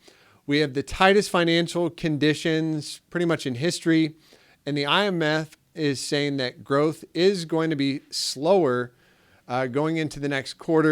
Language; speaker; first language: English; native; English